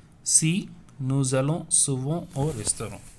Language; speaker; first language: French; non-native, fluent; Tamil